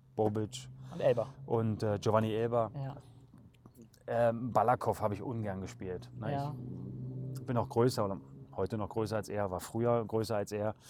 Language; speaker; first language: German; native; German